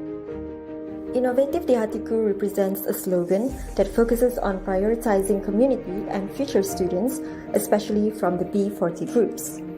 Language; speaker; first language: English; non-native, local second language; Malay